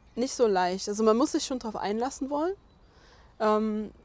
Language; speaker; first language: German; native; German